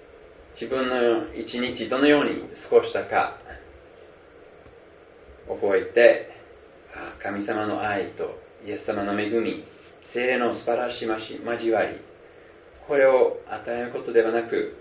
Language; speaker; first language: Japanese; non-native, fluent; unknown